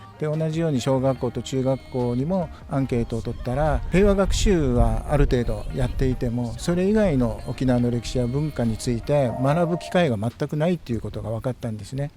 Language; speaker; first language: Japanese; native; Japanese